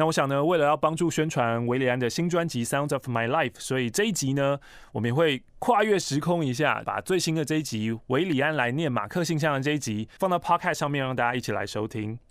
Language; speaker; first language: Chinese; native; Chinese